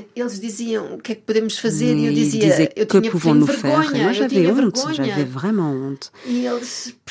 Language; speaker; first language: French; non-native, fluent; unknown